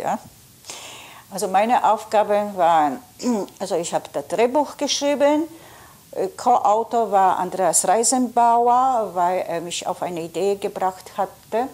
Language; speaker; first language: German; non-native, fluent; Polish